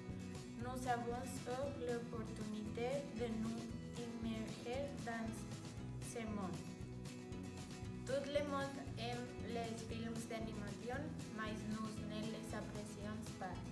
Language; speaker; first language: French; non-native, learner; Spanish